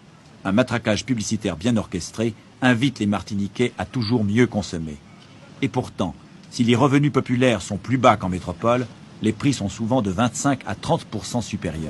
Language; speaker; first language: French; native; French